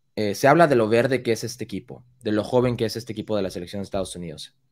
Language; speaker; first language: Spanish; early bilingual, heritage; Spanish